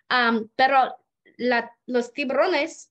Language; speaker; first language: Spanish; non-native, learner; English